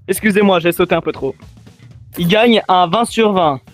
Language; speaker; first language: French; native; French